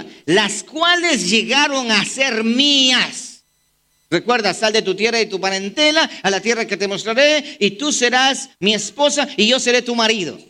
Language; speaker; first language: Spanish; native; Spanish